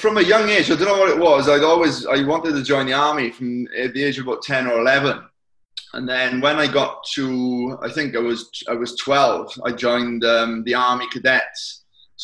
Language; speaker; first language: English; native; English